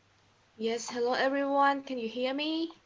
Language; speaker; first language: English; non-native, learner; Khmer